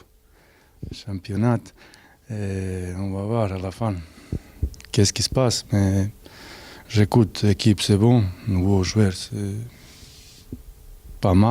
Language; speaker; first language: French; non-native, learner; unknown